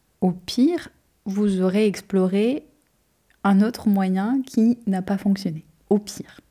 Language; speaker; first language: French; native; French